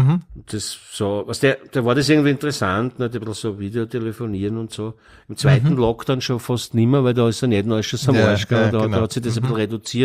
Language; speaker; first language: German; native; German